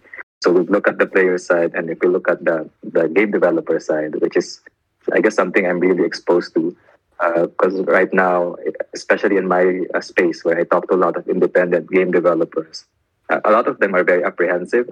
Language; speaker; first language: English; non-native, local second language; Filipino